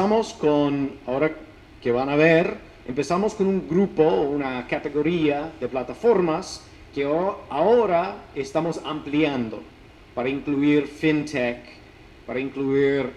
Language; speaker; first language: Spanish; non-native, fluent; English